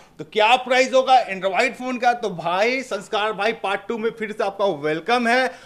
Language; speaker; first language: Hindi; native; Hindi